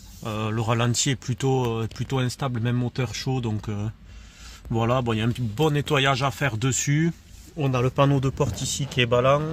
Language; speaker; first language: French; native; French